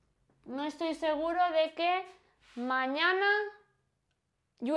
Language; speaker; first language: Spanish; non-native, fluent; Indonesian